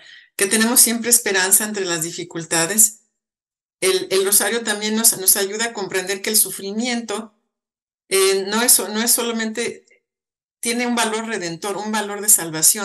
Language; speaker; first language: Spanish; native; Spanish